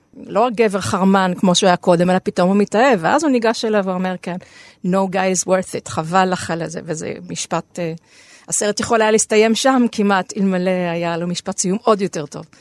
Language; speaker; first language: Hebrew; native; Hebrew